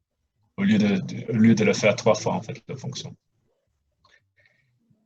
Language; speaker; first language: French; non-native, fluent; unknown